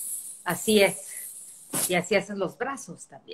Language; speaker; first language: Spanish; native; Spanish